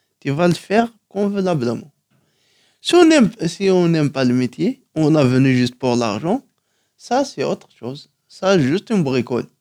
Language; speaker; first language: French; non-native, local second language; Kabyle